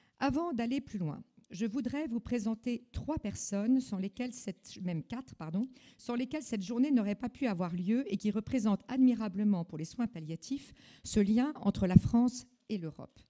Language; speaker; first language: French; native; French